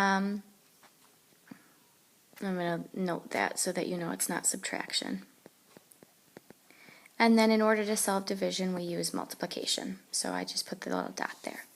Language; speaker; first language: English; native; English